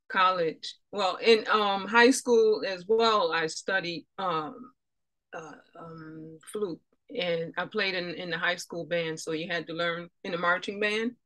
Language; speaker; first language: English; native; English